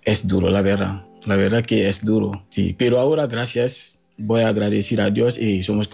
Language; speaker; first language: Spanish; non-native, learner; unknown